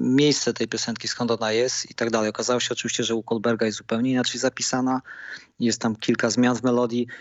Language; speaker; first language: Polish; native; Polish